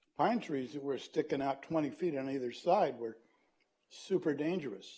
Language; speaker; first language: English; native; English